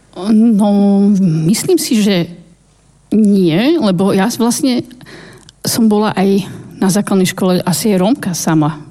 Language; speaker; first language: Slovak; native; Slovak